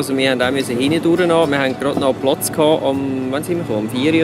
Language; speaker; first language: German; native; German